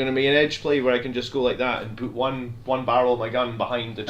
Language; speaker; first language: English; native; English